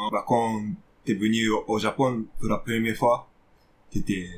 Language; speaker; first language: French; non-native, fluent; Japanese